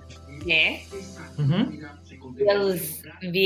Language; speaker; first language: French; non-native, learner; English